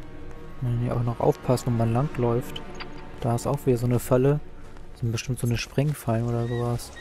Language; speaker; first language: German; native; German